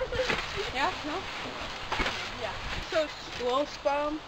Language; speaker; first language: English; native; English